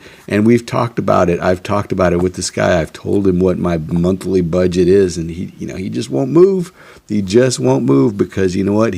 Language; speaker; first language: English; native; English